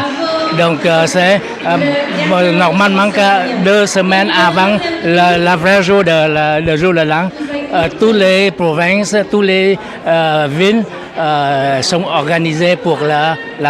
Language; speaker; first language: French; non-native, fluent; Vietnamese